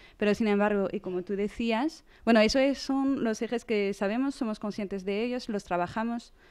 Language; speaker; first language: Spanish; non-native, fluent; French